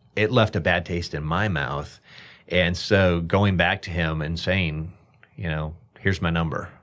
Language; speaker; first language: English; native; English